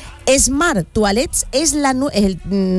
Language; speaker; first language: Spanish; native; Spanish